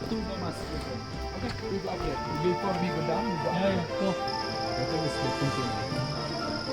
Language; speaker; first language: English; non-native, learner; Sundanese